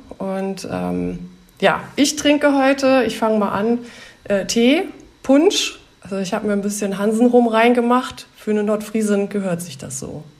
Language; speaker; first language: German; native; German